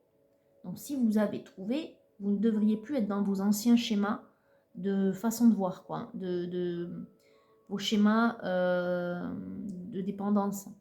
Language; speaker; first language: French; native; French